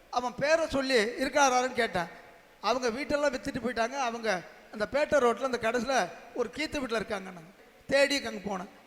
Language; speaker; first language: Tamil; native; Tamil